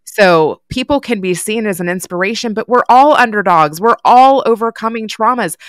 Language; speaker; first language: English; native; English